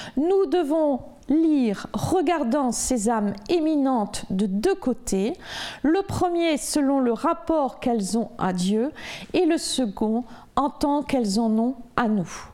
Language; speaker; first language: French; native; French